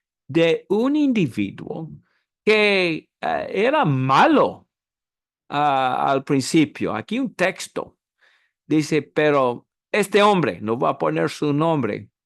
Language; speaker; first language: Spanish; non-native, fluent; English